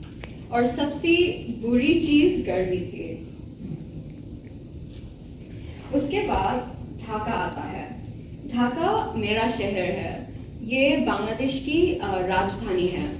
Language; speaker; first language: Hindi; non-native, learner; Bangla